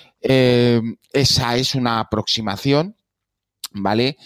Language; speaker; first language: Spanish; native; Spanish